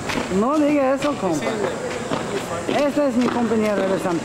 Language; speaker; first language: Spanish; non-native, learner; English